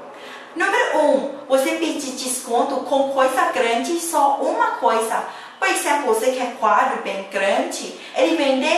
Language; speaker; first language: Portuguese; non-native, learner; Thai